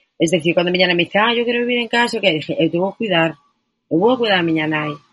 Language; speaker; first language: Galician; non-native, local second language; Spanish